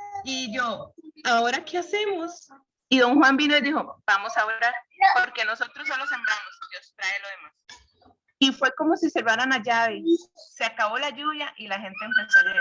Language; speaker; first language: Spanish; native; Spanish